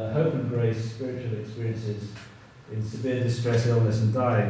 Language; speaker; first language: English; native; English